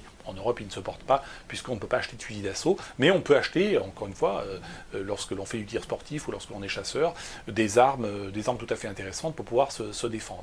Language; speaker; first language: French; native; French